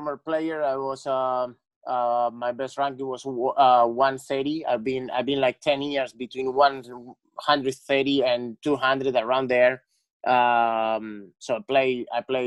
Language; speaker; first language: English; non-native, fluent; Spanish